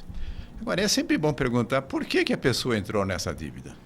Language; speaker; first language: Portuguese; native; Portuguese